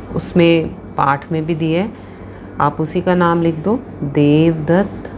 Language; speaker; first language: Hindi; non-native, local second language; Punjabi